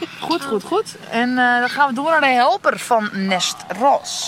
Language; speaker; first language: Dutch; native; Dutch